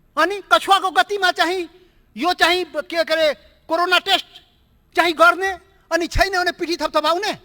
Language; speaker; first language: Nepali; non-native, local second language; Maithili